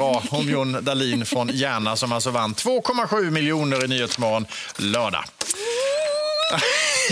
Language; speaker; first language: Swedish; native; Swedish